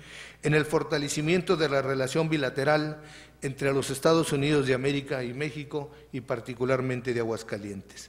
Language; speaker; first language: Spanish; native; Spanish